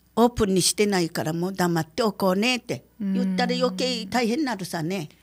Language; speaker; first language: Japanese; native; Japanese